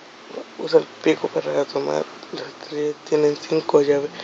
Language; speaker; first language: Spanish; native; Spanish